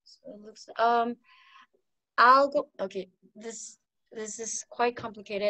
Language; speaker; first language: English; non-native, fluent; Korean